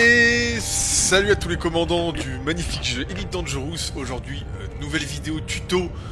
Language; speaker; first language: French; native; French